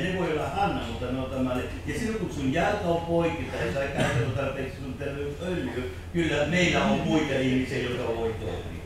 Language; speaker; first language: Finnish; non-native, fluent; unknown